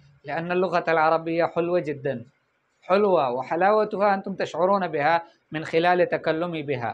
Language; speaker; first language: Arabic; non-native, fluent; Urdu